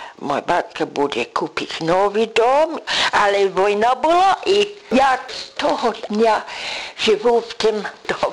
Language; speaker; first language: Polish; non-native, learner; English